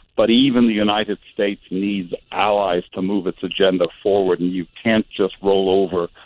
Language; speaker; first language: English; non-native, fluent; Arabic